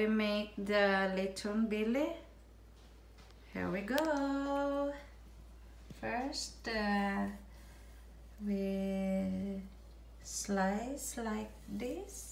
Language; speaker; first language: English; non-native, local second language; Filipino